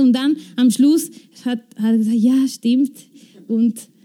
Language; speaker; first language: German; non-native, fluent; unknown